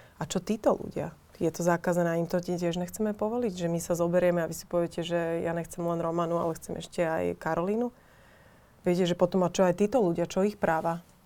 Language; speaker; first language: Slovak; native; Slovak